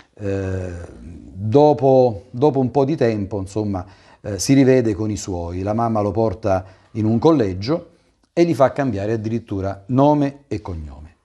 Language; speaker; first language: Italian; native; Italian